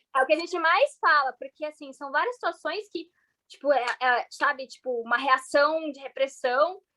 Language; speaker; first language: Portuguese; native; Portuguese